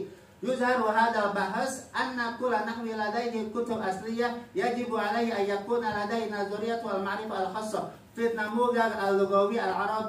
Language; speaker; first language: Arabic; non-native, fluent; Indonesian